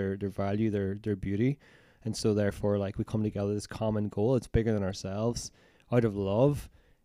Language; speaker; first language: English; native; English